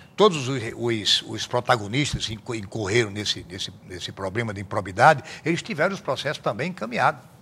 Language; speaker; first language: Portuguese; native; Portuguese